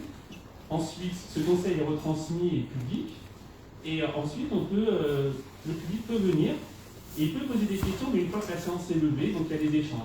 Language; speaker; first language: French; native; French